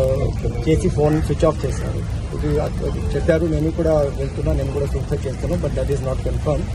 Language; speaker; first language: Telugu; non-native, learner; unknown